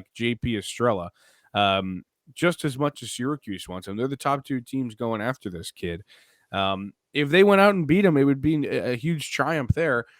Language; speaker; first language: English; native; English